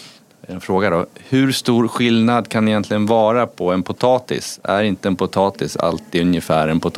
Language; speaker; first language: Swedish; native; Swedish